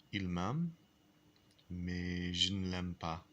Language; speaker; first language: French; non-native, learner; English